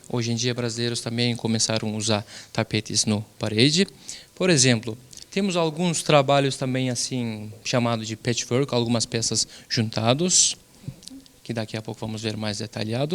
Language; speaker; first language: Portuguese; non-native, fluent; Turkish